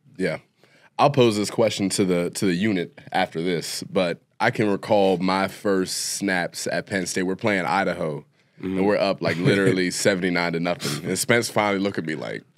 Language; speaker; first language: English; native; English